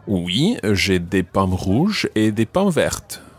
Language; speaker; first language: French; non-native, fluent; English